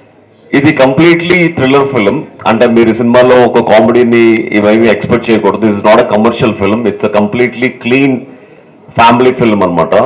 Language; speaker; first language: Telugu; native; Telugu